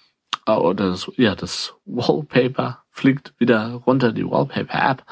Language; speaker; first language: German; native; German